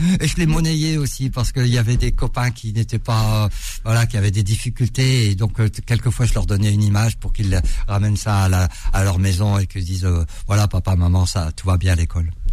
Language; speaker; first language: French; early bilingual, other home language; Arabic